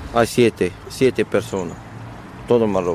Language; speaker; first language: Spanish; non-native, learner; Arabic